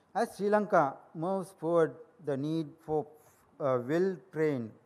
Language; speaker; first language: English; non-native, local second language; Sinhala